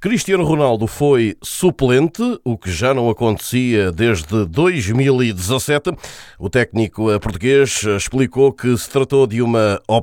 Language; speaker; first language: Portuguese; native; Portuguese